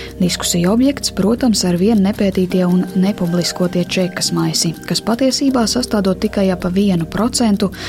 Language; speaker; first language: Latvian; native; Latvian